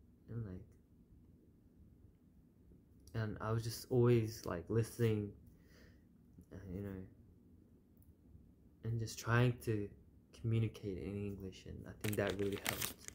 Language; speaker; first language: English; early bilingual, other home language; Korean